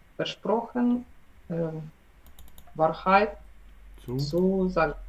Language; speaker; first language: German; non-native, learner; Ukrainian